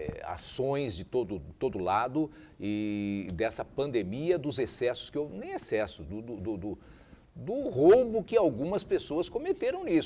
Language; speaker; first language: Portuguese; native; Portuguese